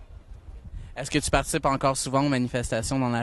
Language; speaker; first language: French; native; French